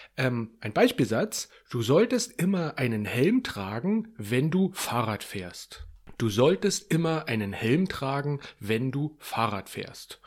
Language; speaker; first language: German; native; German